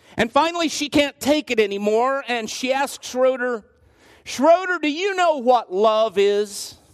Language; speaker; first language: English; native; English